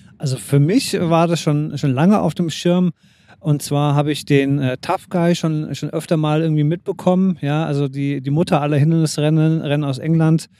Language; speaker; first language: German; native; German